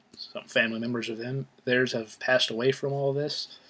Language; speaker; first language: English; native; English